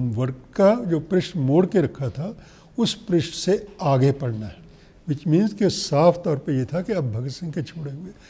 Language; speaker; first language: Hindi; native; Hindi